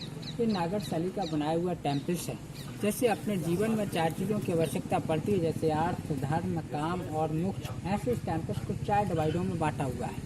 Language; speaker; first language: Hindi; native; Hindi